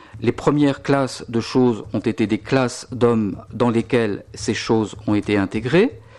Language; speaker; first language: French; native; French